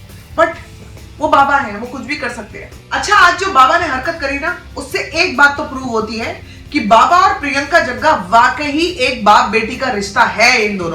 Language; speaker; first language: Hindi; native; Hindi